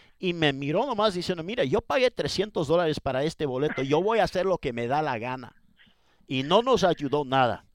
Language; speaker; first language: Spanish; early bilingual, heritage; Spanish